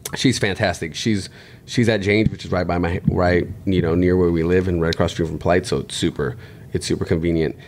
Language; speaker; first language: English; native; English